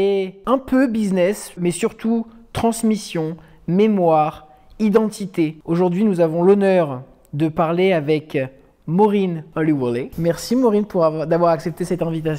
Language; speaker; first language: French; native; French